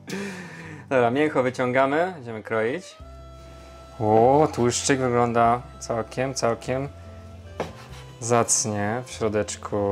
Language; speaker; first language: Polish; native; Polish